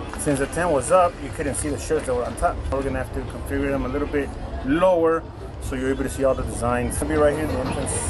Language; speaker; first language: English; early bilingual, other home language; Spanish